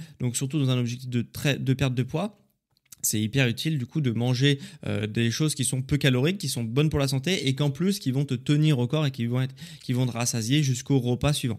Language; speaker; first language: French; native; French